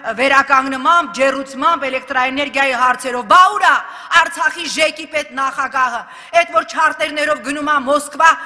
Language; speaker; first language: Armenian; native; Armenian